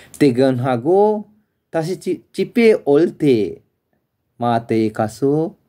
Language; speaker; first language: Korean; non-native, learner; Sinhala